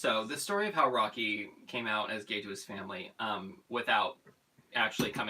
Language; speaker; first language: English; native; English